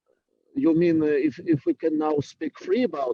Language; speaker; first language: English; non-native, learner; Russian